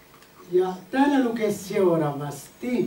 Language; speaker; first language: Finnish; non-native, fluent; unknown